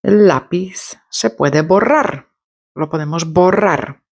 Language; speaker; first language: Spanish; non-native, fluent; Polish